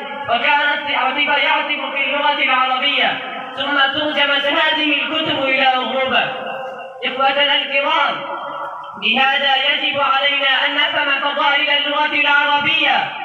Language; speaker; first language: Arabic; non-native, learner; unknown